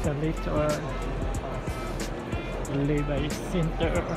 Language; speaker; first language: English; non-native, local second language; Filipino